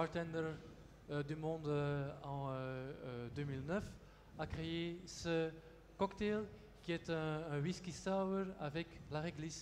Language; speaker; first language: French; non-native, local second language; Dutch